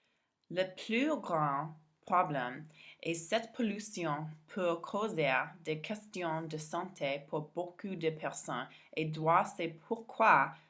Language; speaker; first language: French; non-native, learner; English